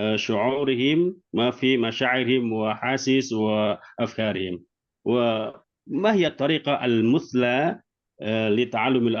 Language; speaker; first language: Arabic; non-native, fluent; Indonesian